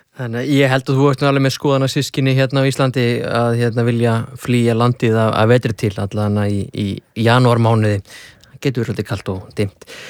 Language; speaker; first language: Icelandic; native; Icelandic